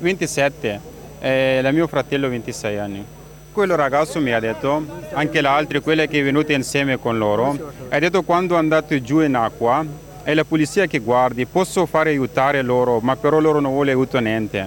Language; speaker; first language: Italian; non-native, learner; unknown